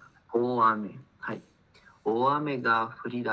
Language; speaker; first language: Japanese; non-native, learner; Spanish